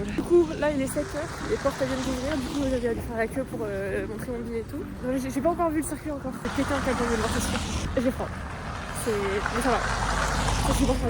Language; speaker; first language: French; native; French